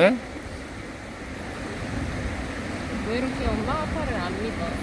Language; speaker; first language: Korean; non-native, fluent; Russian